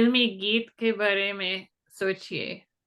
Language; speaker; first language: Hindi; non-native, fluent; English